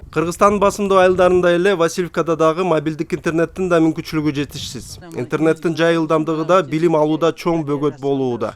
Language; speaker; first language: Kyrgyz; native; Kyrgyz